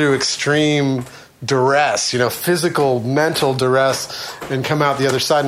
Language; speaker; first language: English; native; English